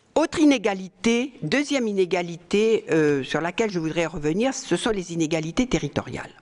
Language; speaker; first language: French; native; French